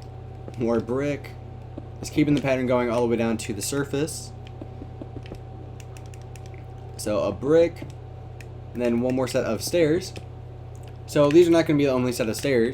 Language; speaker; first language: English; native; English